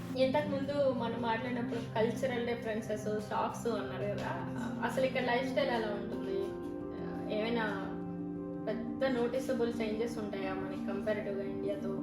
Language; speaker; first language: Telugu; native; Telugu